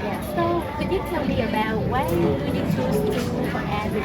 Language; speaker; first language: English; non-native, fluent; Vietnamese